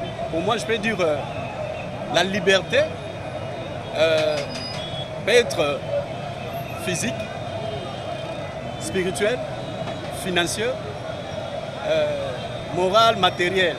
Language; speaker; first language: French; non-native, local second language; Lingala